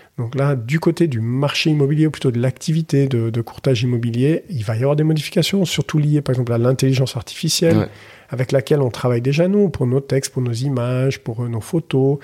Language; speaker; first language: French; native; French